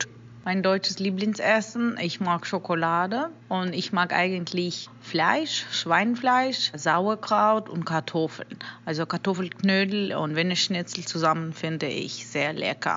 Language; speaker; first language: German; non-native, fluent; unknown